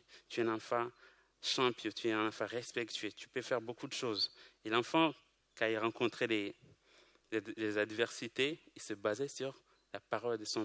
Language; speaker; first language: French; non-native, local second language; Kinyarwanda